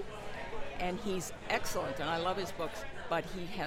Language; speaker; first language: English; non-native, fluent; Spanish